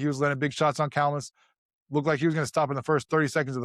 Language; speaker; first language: English; native; English